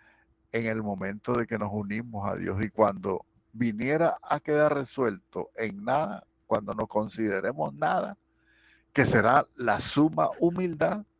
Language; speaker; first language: Spanish; native; Spanish